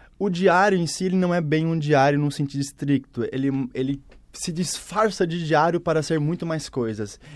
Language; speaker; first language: Portuguese; native; Portuguese